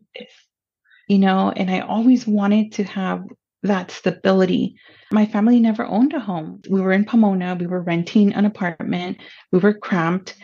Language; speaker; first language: English; early bilingual, other home language; Spanish